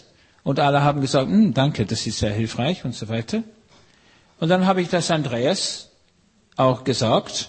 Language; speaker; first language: German; non-native, fluent; English